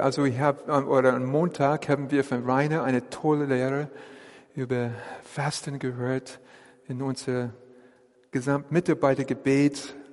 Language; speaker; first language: German; non-native, fluent; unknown